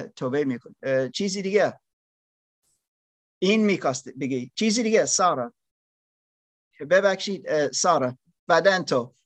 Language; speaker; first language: Persian; non-native, learner; German